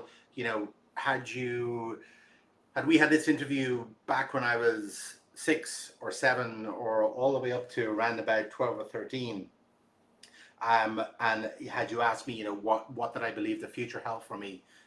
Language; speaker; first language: English; native; English